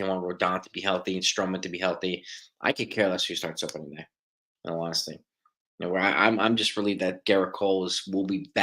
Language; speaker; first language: English; native; English